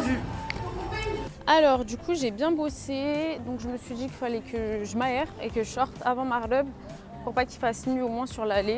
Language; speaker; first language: French; native; French